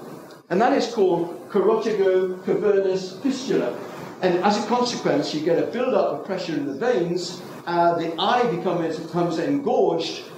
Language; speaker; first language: English; native; English